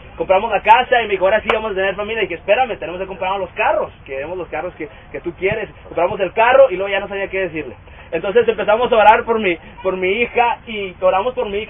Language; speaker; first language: Spanish; native; Spanish